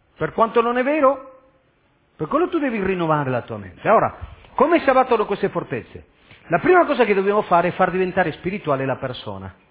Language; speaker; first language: Italian; non-native, fluent; Spanish